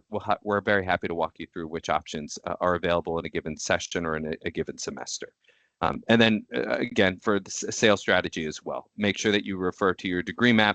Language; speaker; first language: English; native; English